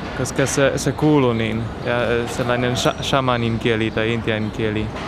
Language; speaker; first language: Finnish; non-native, learner; Polish